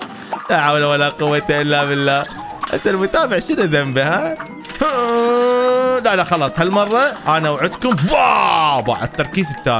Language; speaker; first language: Arabic; native; Arabic